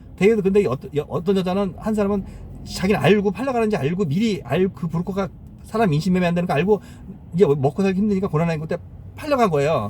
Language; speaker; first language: Korean; native; Korean